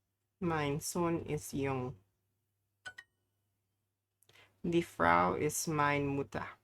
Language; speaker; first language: German; non-native, learner; English